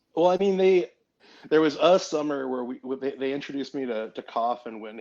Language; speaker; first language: English; native; English